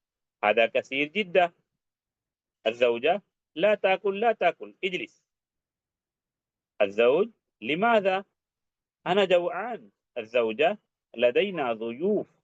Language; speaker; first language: Arabic; non-native, fluent; Urdu